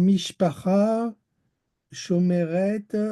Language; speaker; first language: Hebrew; non-native, learner; French